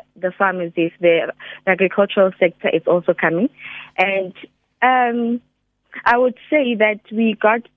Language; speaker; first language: English; non-native, local second language; Northern Sotho